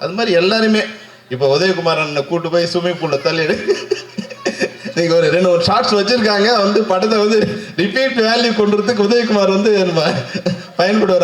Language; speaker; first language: Tamil; native; Tamil